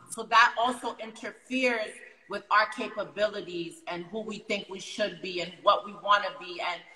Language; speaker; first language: English; native; English